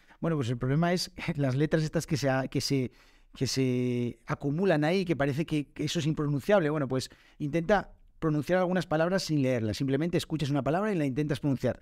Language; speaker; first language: Spanish; native; Spanish